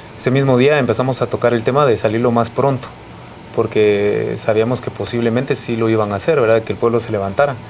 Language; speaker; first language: Spanish; native; Spanish